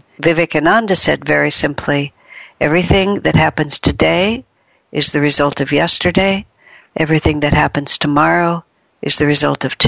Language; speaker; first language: English; native; English